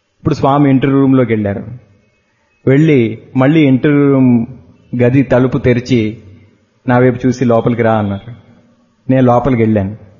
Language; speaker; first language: Telugu; native; Telugu